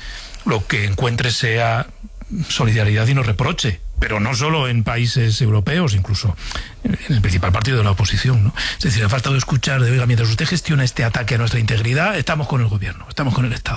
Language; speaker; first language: Spanish; native; Spanish